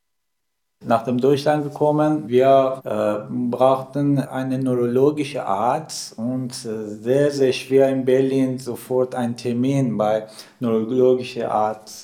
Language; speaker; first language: German; non-native, learner; Persian